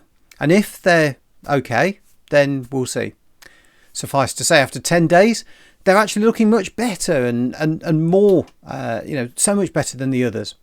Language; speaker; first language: English; native; English